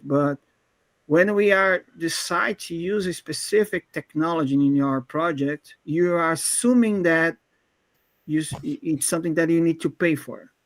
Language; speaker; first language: English; non-native, fluent; Portuguese